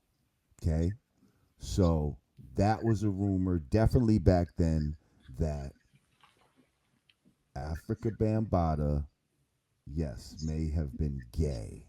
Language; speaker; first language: English; native; English